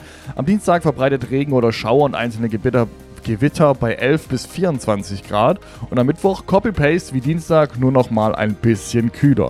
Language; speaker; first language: German; native; German